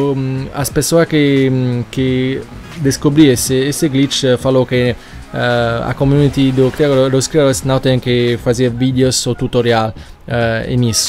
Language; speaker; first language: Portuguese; non-native, learner; Italian